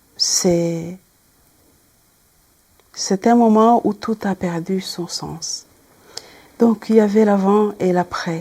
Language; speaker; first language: French; non-native, local second language; Kinyarwanda